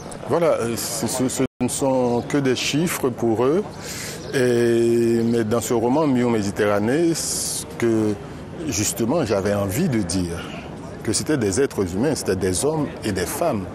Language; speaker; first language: French; non-native, local second language; Haitian Creole